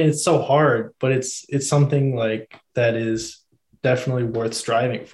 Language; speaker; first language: English; native; English